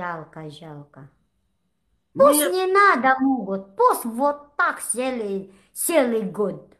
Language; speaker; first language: Russian; non-native, learner; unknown